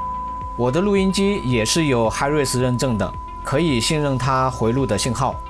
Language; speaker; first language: Chinese; native; Chinese